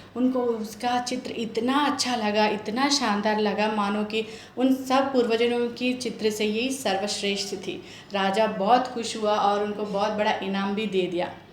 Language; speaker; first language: Hindi; non-native, local second language; Telugu